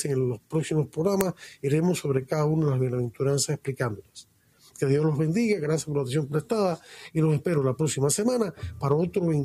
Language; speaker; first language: Spanish; native; Spanish